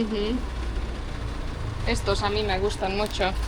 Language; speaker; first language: Spanish; non-native, fluent; Estonian